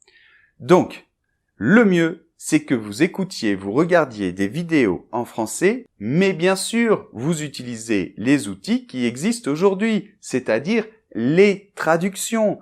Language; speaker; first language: French; native; French